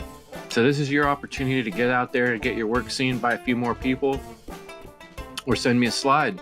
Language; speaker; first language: English; native; English